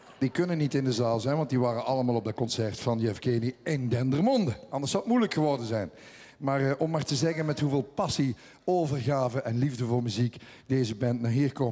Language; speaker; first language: Dutch; native; Dutch